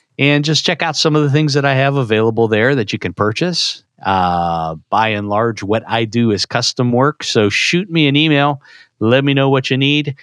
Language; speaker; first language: English; native; English